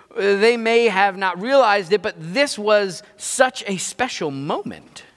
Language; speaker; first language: English; native; English